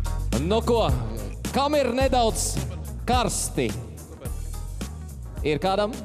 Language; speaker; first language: Latvian; native; Latvian